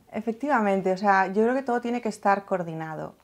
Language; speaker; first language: Spanish; native; Spanish